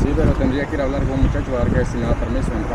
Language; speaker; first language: Spanish; native; Spanish